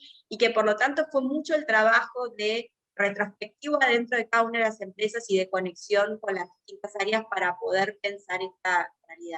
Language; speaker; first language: Spanish; native; Spanish